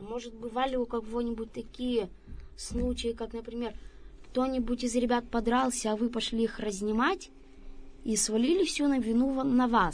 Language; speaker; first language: Russian; native; Russian